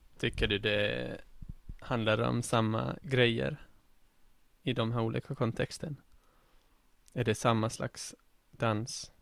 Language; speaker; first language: Swedish; native; Swedish